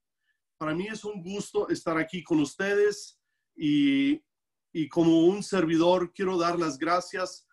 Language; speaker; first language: Spanish; non-native, local second language; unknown